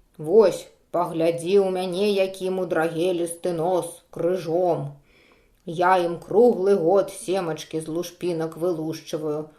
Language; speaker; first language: Belarusian; non-native, local second language; Russian